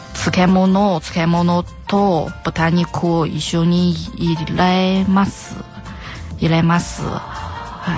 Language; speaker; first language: Japanese; non-native, learner; Chinese